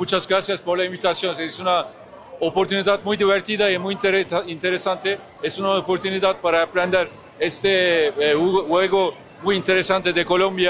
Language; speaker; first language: Spanish; non-native, learner; Turkish